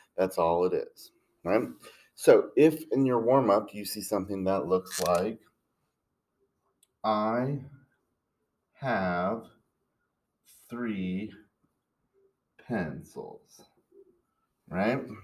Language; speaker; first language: English; native; English